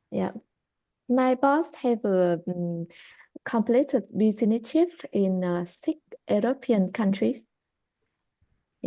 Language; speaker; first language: English; non-native, learner; Vietnamese